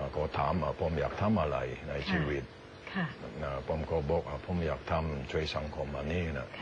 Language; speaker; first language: Thai; non-native, fluent; Indonesian